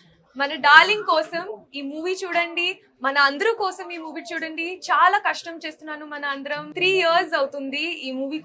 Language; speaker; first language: Telugu; non-native, learner; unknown